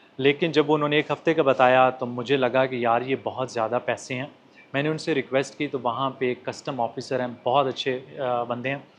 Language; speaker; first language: Urdu; non-native, local second language; Punjabi